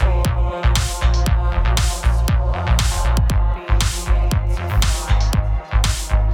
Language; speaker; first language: English; non-native, fluent; German